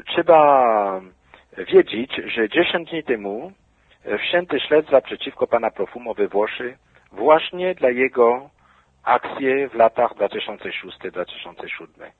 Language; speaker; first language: Polish; non-native, fluent; French